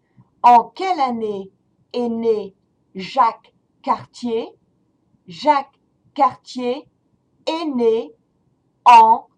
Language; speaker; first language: French; non-native, fluent; English